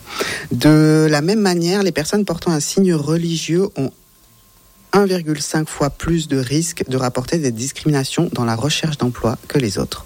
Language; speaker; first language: French; native; French